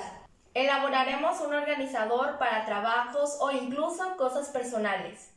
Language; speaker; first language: Spanish; native; Spanish